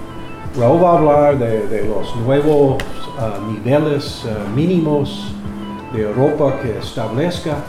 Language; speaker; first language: Spanish; non-native, learner; English